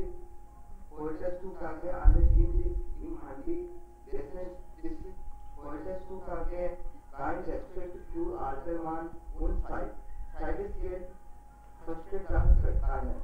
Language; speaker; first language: German; non-native, learner; Hindi